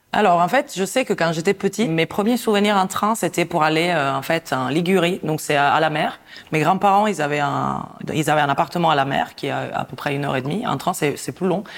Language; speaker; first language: French; non-native, fluent; Italian